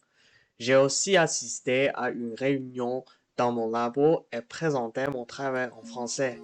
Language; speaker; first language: French; non-native, learner; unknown